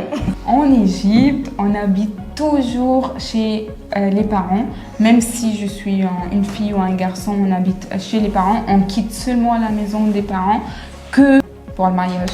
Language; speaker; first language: French; non-native, fluent; Arabic